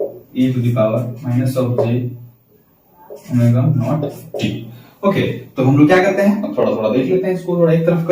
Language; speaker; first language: Hindi; native; Hindi